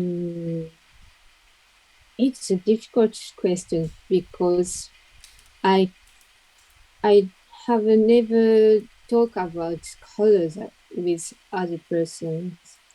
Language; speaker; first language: English; non-native, learner; Japanese